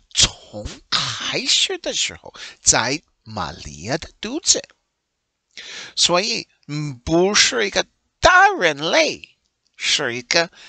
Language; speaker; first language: Chinese; non-native, learner; English